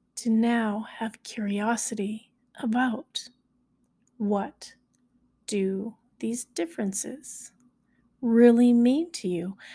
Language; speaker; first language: English; native; English